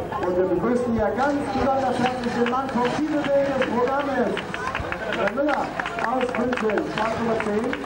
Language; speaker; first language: German; native; German